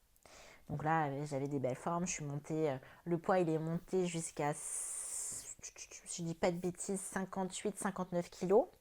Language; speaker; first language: French; native; French